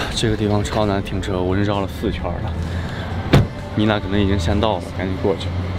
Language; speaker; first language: Chinese; native; Chinese